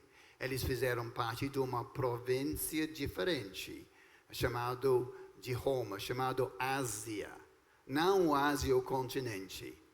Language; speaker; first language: Portuguese; non-native, fluent; English